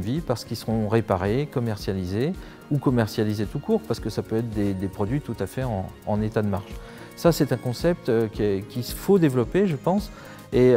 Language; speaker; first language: French; native; French